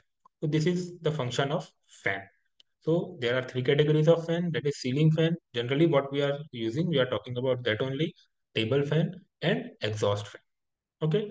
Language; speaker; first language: English; non-native, local second language; Hindi